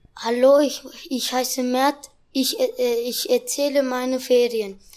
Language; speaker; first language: German; non-native, local second language; Turkish